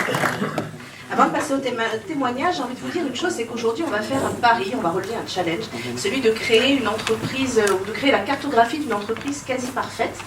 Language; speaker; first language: French; native; French